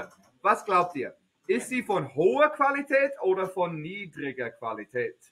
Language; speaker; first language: German; non-native, fluent; English